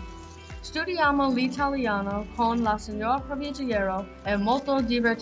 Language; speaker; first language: Italian; non-native, learner; English